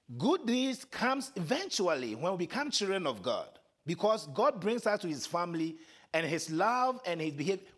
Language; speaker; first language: English; non-native, local second language; Akan